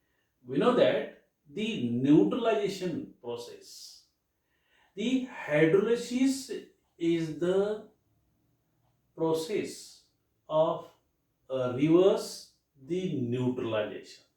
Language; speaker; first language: English; non-native, local second language; Marathi